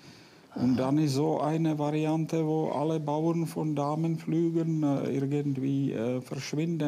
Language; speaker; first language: German; non-native, fluent; Czech